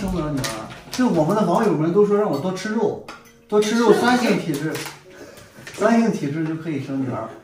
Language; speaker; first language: Chinese; native; Chinese